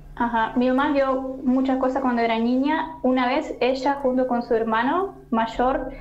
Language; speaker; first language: Spanish; non-native, learner; Russian